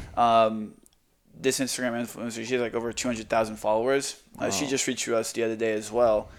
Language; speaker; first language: English; non-native, fluent; Croatian